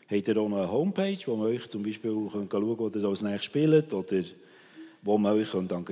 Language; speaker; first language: German; native; German